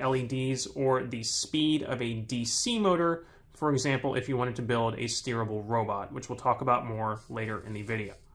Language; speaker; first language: English; native; English